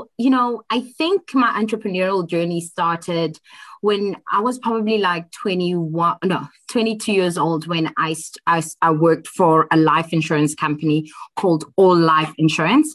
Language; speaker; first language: English; non-native, local second language; Xhosa